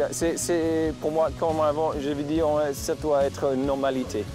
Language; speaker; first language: French; non-native, fluent; English